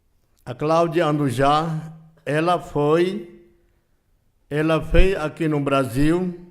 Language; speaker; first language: Portuguese; non-native, local second language; Yanomámi